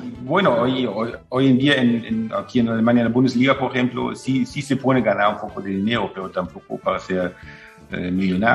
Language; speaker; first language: Spanish; non-native, fluent; German